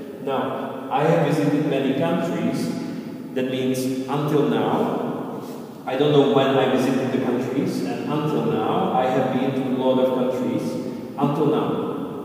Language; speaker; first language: English; non-native, fluent; Czech